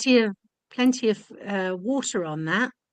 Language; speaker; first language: English; native; English